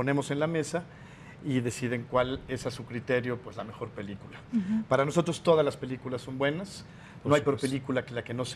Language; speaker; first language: Spanish; native; Spanish